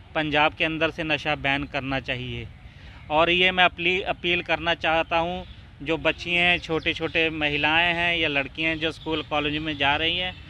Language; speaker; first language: Hindi; non-native, local second language; Punjabi